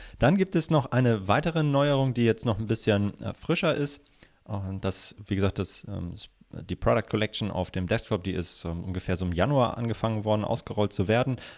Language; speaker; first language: German; native; German